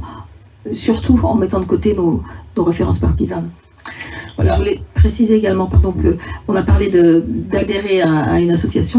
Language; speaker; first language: French; native; French